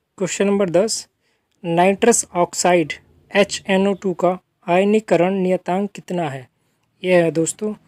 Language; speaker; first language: Hindi; native; Hindi